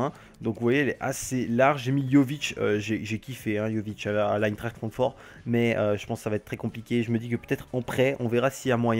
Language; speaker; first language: French; native; French